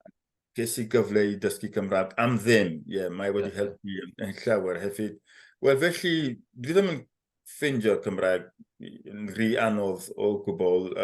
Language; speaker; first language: Welsh; non-native, fluent; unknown